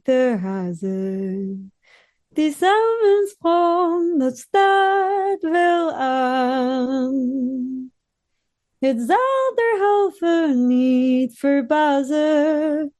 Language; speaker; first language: English; non-native, fluent; Spanish